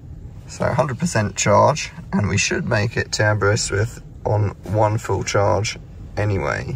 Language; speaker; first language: English; native; English